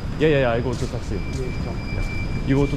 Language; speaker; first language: English; non-native, learner; Korean